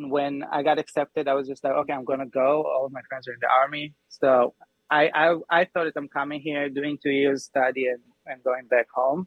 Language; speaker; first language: English; non-native, fluent; Hebrew